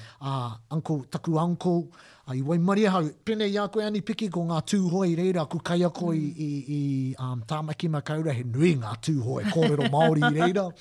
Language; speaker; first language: Māori; non-native, local second language; English